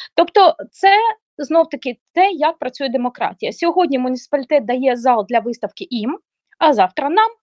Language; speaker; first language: Ukrainian; non-native, local second language; Russian